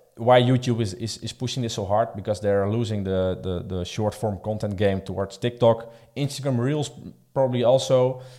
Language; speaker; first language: English; non-native, fluent; Dutch